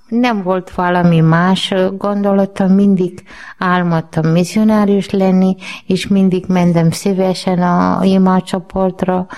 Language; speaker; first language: Hungarian; non-native, learner; Malayalam